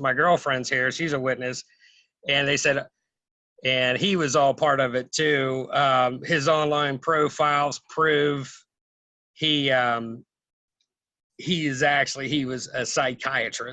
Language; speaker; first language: English; native; English